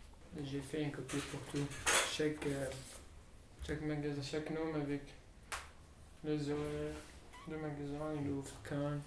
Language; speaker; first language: French; non-native, learner; Kurdish